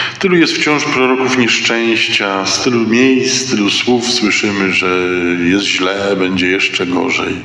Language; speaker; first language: Polish; native; Polish